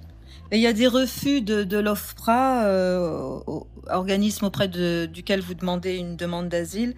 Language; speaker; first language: French; native; French